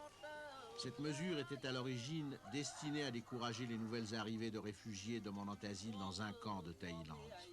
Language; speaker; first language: French; native; French